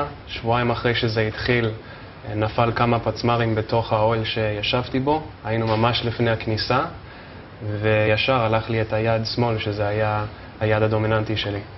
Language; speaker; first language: Hebrew; non-native, fluent; English